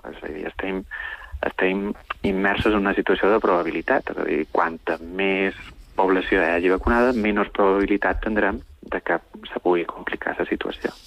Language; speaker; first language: Catalan; native; Catalan